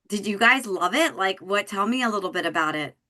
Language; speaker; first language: English; native; English